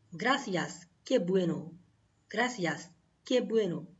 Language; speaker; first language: Spanish; non-native, learner; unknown